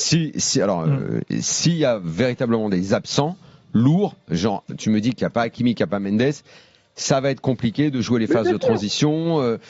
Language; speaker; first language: French; native; French